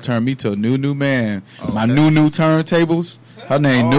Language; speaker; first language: English; native; English